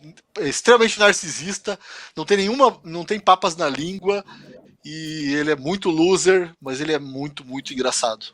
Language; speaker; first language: Portuguese; native; Portuguese